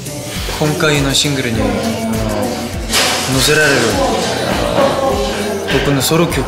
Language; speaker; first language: Japanese; non-native, fluent; Korean